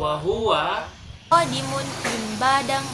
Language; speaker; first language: Arabic; non-native, fluent; Indonesian